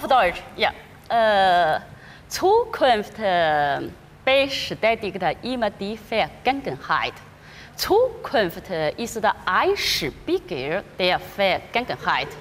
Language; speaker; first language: German; non-native, fluent; Chinese